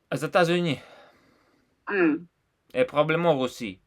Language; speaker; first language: French; non-native, learner; Russian